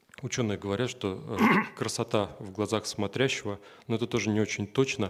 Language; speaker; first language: Russian; native; Russian